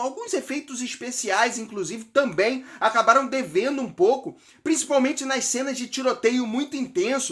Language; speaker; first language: Portuguese; native; Portuguese